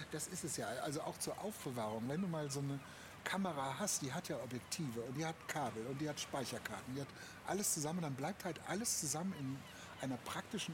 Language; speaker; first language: German; native; German